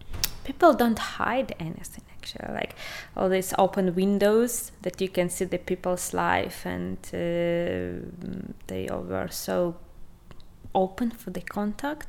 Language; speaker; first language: English; non-native, fluent; Ukrainian